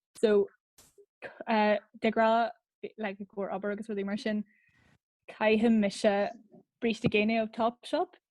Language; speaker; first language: Irish; non-native, local second language; English